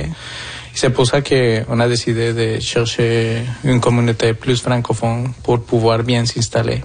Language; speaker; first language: French; non-native, fluent; Spanish